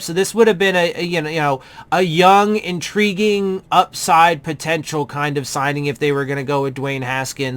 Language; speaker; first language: English; native; English